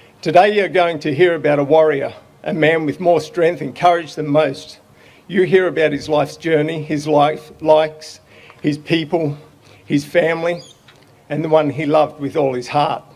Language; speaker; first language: English; native; English